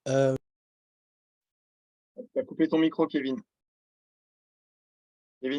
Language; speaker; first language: French; native; French